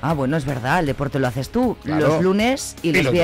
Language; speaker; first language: Spanish; native; Spanish